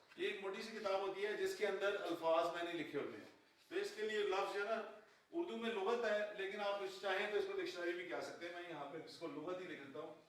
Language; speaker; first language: Urdu; non-native, local second language; Punjabi